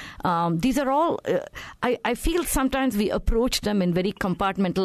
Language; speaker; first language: English; non-native, local second language; Tamil